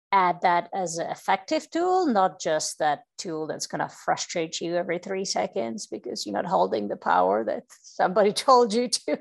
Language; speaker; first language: English; non-native, fluent; Czech